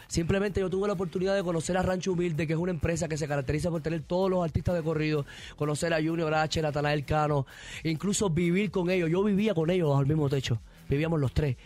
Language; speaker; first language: Spanish; native; Spanish